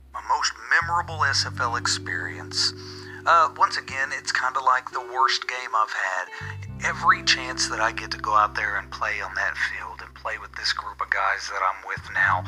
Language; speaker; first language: English; native; English